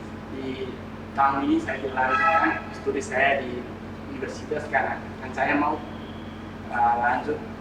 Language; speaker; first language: Indonesian; non-native, fluent; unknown